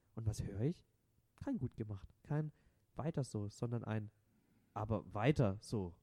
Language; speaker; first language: German; non-native, local second language; Vietnamese